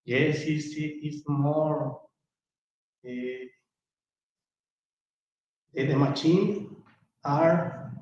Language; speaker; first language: English; non-native, learner; Spanish